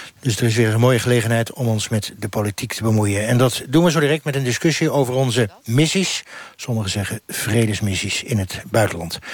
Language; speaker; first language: Dutch; native; Dutch